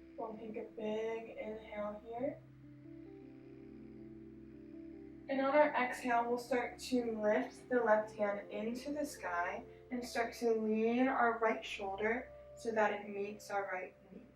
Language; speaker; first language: English; native; English